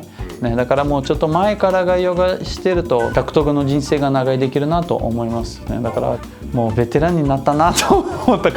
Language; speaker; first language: Japanese; non-native, learner; Portuguese